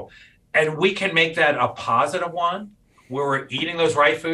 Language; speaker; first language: English; native; English